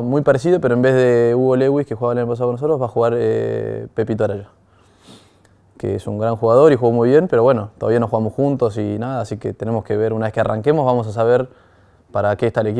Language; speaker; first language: Spanish; native; Spanish